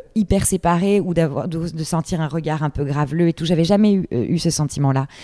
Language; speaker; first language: French; native; French